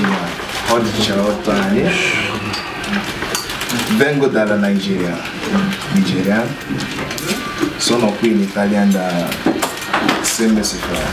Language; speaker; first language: Italian; non-native, learner; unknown